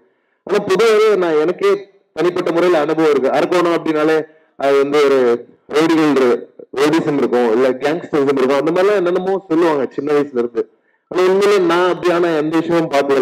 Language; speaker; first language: Tamil; native; Tamil